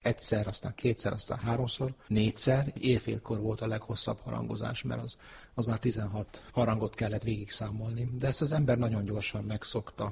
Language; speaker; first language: Hungarian; early bilingual, heritage; Hungarian